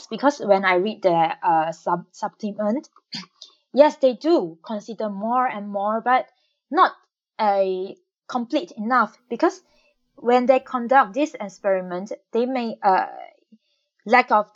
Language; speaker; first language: English; non-native, local second language; Chinese